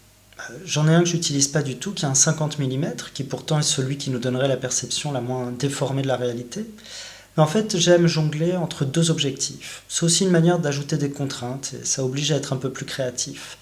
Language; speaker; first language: French; native; French